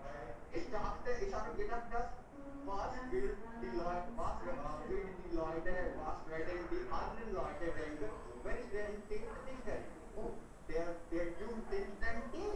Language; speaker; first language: German; non-native, learner; Hindi